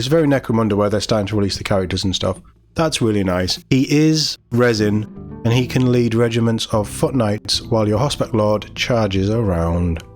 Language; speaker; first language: English; native; English